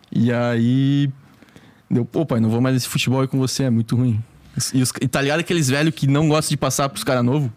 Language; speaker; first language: Portuguese; native; Portuguese